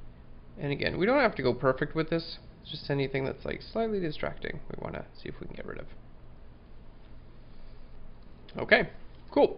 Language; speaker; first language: English; native; English